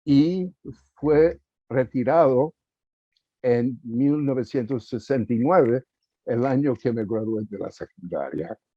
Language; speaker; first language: Spanish; early bilingual, heritage; Spanish